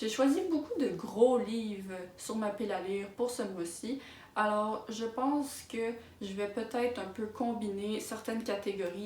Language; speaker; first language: French; native; French